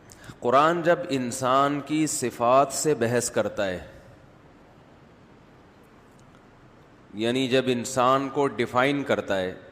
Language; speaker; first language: Urdu; native; Urdu